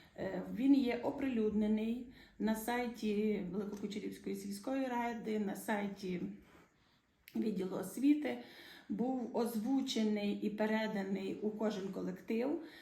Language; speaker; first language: Ukrainian; native; Ukrainian